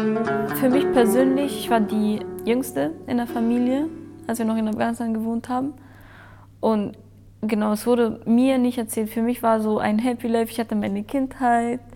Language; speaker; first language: German; early bilingual, other home language; Persian